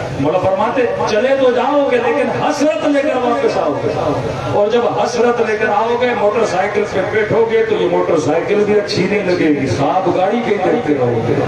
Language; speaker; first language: Urdu; non-native, local second language; Sindhi